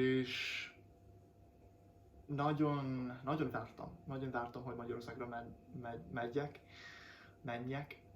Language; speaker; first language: Hungarian; non-native, fluent; English